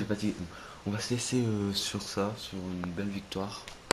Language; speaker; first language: French; native; French